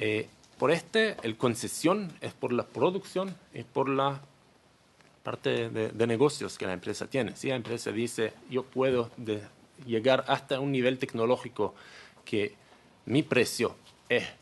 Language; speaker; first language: Spanish; non-native, learner; Hebrew